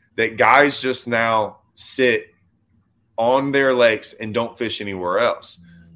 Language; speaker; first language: English; native; English